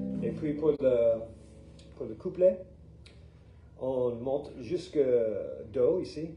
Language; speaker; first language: French; non-native, fluent; English